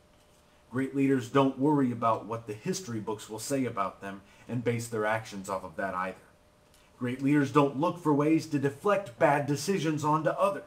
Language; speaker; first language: English; native; English